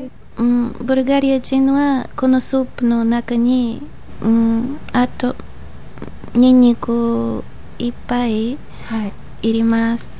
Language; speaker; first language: Japanese; non-native, fluent; Bulgarian